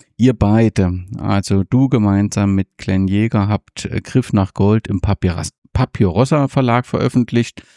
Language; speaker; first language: German; native; German